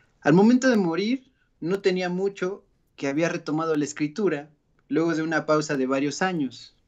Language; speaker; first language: Spanish; native; Spanish